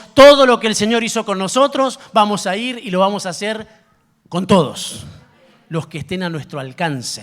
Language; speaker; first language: Spanish; native; Spanish